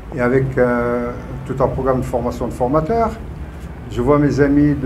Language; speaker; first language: French; non-native, local second language; Arabic